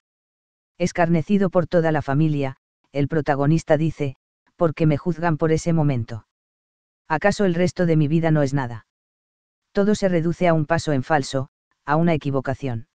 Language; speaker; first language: Spanish; native; Spanish